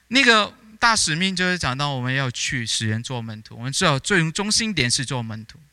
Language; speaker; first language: Chinese; native; Chinese